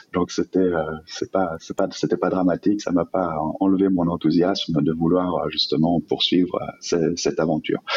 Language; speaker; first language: French; native; French